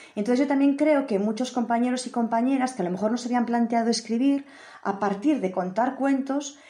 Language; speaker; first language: Spanish; native; Spanish